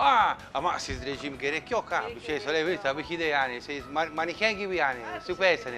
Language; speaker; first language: Turkish; non-native, fluent; Italian